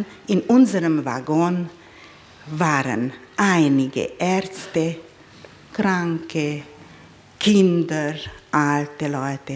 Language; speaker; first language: German; non-native, fluent; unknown